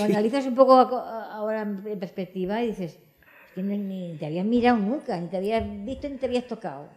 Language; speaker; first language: Spanish; native; Spanish